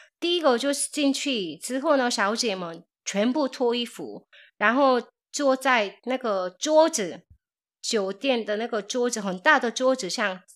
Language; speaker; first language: Chinese; non-native, fluent; Korean